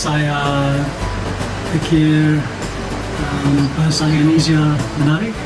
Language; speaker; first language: Indonesian; non-native, learner; English